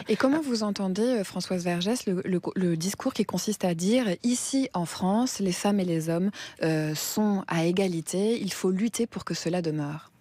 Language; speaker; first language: French; native; French